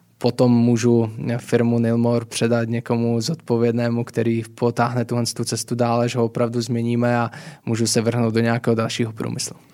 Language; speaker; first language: Czech; native; Czech